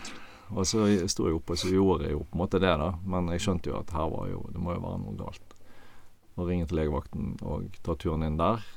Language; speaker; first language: Norwegian; native; Norwegian